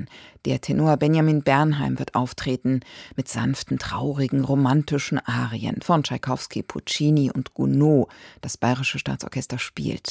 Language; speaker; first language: German; native; German